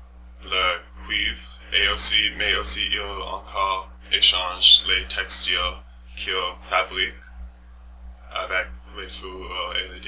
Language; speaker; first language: French; non-native, learner; English